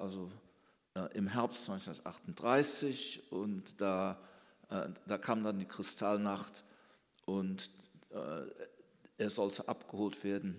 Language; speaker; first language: German; early bilingual, heritage; German